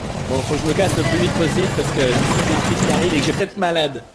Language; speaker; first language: French; native; French